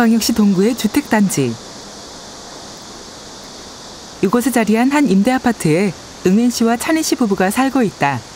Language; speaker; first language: Korean; native; Korean